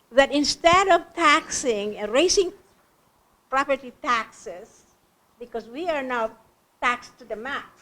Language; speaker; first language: English; non-native, local second language; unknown